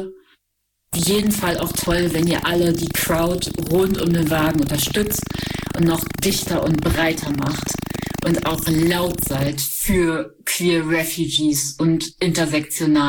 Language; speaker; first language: German; native; German